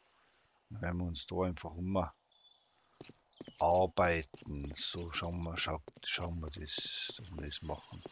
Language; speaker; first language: German; native; German